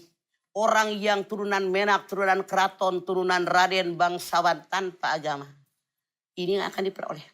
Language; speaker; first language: Indonesian; native; Indonesian